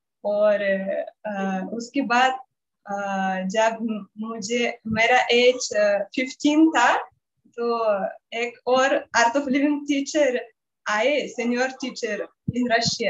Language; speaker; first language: Hindi; non-native, learner; Russian